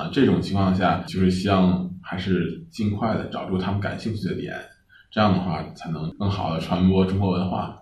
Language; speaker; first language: Chinese; native; Chinese